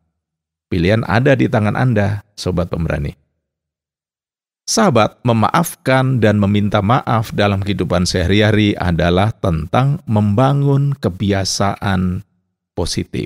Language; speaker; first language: Indonesian; native; Indonesian